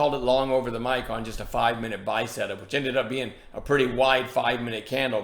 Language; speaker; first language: English; native; English